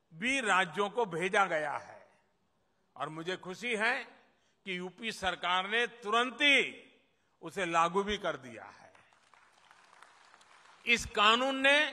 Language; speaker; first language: Hindi; non-native, local second language; Gujarati